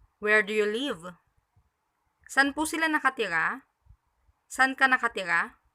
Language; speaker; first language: Filipino; native; Filipino